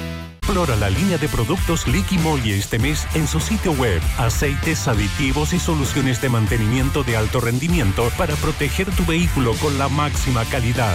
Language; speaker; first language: Spanish; native; Spanish